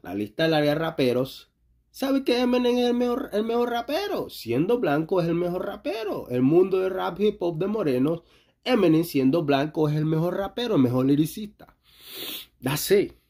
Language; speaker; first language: Spanish; native; Spanish